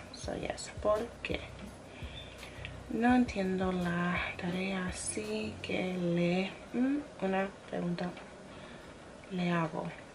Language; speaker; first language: Spanish; non-native, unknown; English